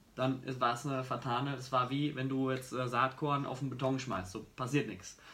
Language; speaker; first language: German; native; German